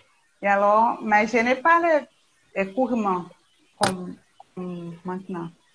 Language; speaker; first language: French; non-native, learner; Portuguese